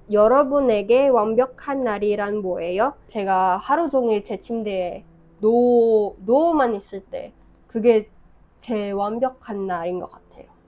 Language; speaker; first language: Korean; non-native, fluent; Filipino